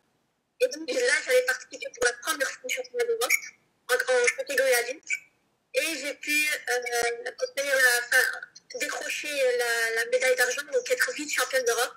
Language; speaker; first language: French; native; French